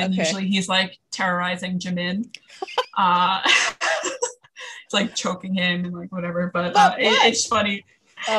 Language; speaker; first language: English; native; English